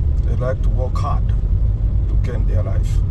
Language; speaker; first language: English; non-native, learner; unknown